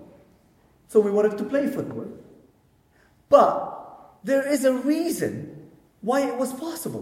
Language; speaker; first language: English; non-native, fluent; Arabic